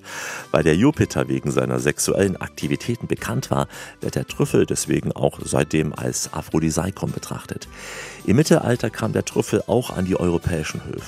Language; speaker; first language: German; native; German